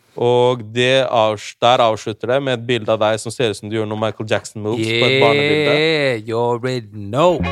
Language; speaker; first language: Norwegian; early bilingual, other home language; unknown